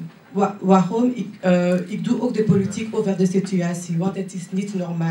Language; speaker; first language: Dutch; non-native, learner; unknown